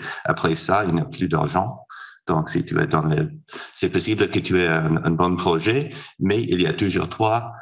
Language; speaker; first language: French; non-native, fluent; English